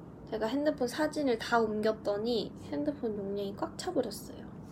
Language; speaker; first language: Korean; early bilingual, heritage; Korean